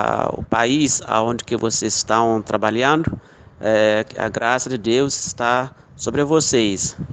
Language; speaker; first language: Portuguese; non-native, local second language; Fula